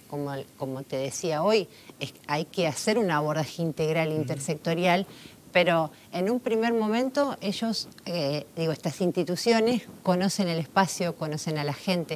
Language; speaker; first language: Spanish; native; Spanish